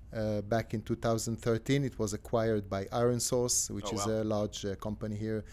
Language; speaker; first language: English; non-native, fluent; Hebrew